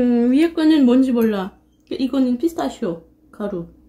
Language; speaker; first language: Korean; non-native, fluent; French